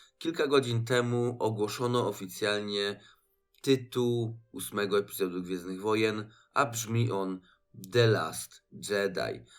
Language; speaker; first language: Polish; native; Polish